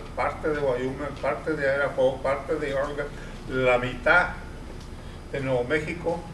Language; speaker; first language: Spanish; early bilingual, heritage; Spanish